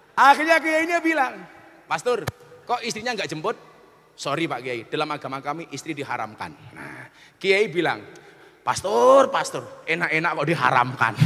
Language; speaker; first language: Indonesian; non-native, local second language; Javanese